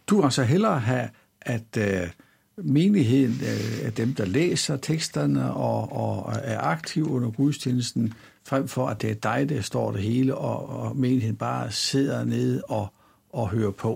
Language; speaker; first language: Danish; native; Danish